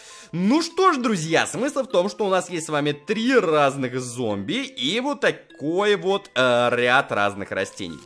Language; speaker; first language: Russian; native; Russian